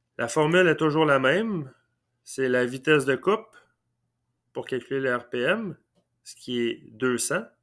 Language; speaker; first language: French; native; French